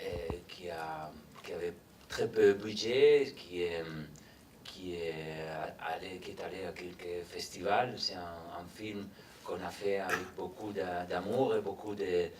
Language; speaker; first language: French; non-native, fluent; Spanish